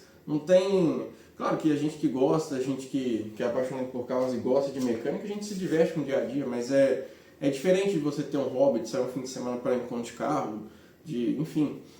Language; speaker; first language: Portuguese; native; Portuguese